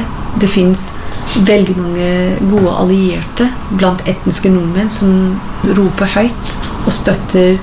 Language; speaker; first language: Norwegian; non-native, fluent; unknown